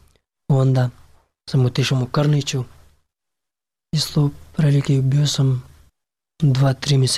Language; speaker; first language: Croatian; non-native, learner; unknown